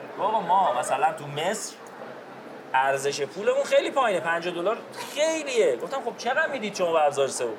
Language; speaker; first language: Persian; non-native, local second language; Azerbaijani